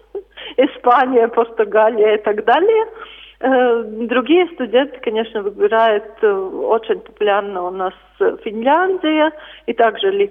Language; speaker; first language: Russian; non-native, local second language; Latvian